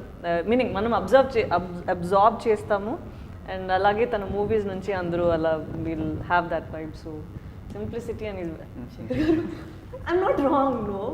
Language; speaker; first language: Telugu; non-native, fluent; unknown